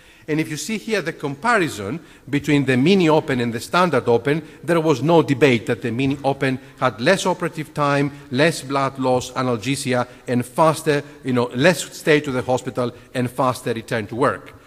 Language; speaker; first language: English; non-native, fluent; Greek